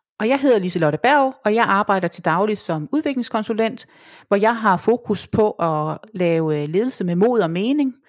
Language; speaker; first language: Danish; native; Danish